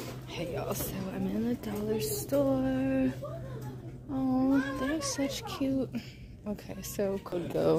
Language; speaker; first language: English; native; English